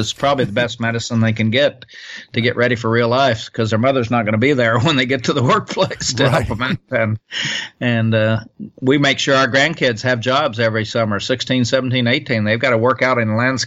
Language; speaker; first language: English; native; English